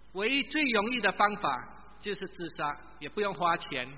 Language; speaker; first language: Chinese; non-native, local second language; Min Nan Chinese